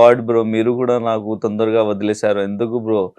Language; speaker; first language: Telugu; non-native, learner; Hindi